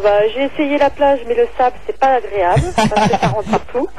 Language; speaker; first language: French; native; French